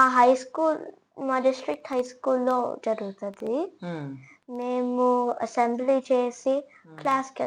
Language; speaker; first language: Telugu; early bilingual, heritage; Telugu